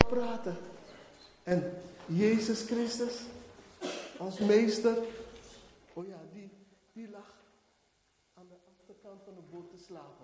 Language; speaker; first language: Dutch; non-native, fluent; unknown